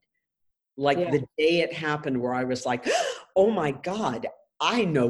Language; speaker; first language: English; native; English